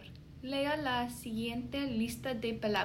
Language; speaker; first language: Spanish; non-native, fluent; English